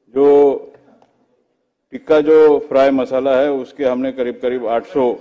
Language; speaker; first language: Hindi; non-native, local second language; Marathi